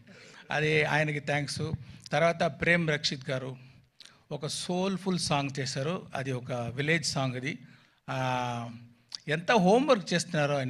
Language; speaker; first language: Telugu; non-native, fluent; Tamil